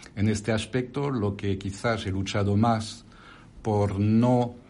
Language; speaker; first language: Spanish; non-native, fluent; French